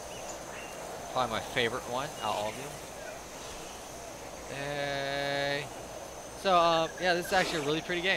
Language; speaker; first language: English; native; English